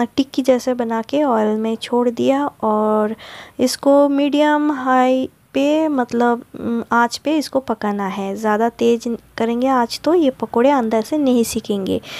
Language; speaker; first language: Hindi; non-native, local second language; Bangla